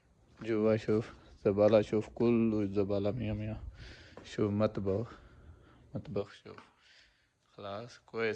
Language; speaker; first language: Arabic; non-native, learner; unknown